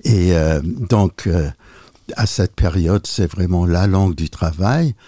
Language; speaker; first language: French; non-native, local second language; Luxembourgish